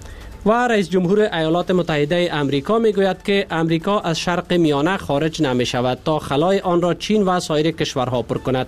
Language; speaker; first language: Persian; native; Persian